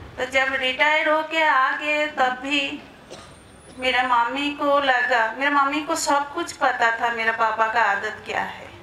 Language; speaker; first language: Hindi; non-native, local second language; Bangla